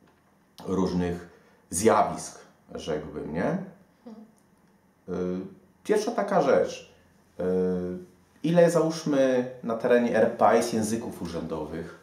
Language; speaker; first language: Polish; native; Polish